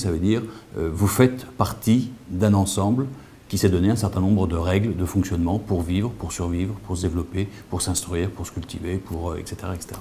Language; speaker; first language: French; native; French